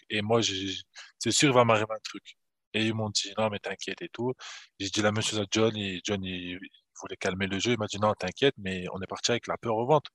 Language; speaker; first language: French; early bilingual, other home language; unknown